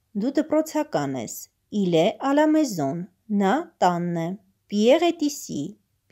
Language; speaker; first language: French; non-native, fluent; Armenian